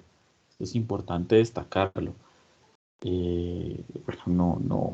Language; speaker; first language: Spanish; native; Spanish